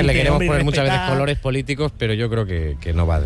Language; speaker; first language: Spanish; native; Spanish